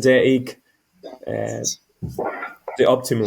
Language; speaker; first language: Danish; non-native, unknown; Catalan